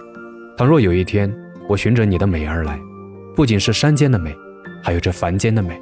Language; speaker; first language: Chinese; native; Chinese